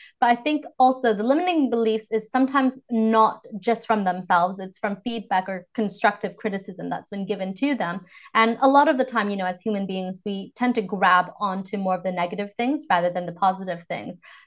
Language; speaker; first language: English; native; English